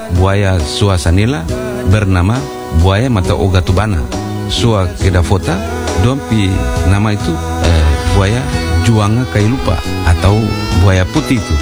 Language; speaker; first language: Indonesian; native; Indonesian